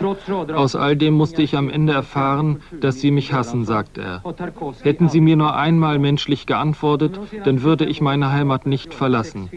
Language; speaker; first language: German; native; German